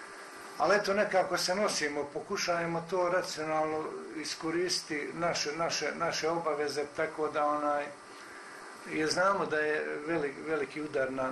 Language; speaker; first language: Croatian; native; Croatian